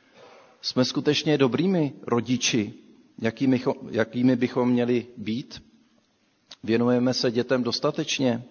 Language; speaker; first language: Czech; native; Czech